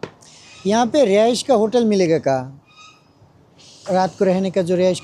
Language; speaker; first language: Hindi; non-native, learner; Bangla